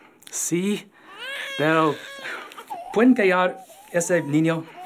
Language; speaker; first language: Spanish; non-native, learner; English